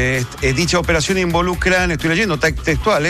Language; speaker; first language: Spanish; native; Spanish